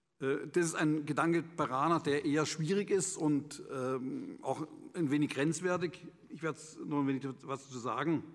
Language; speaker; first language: German; native; German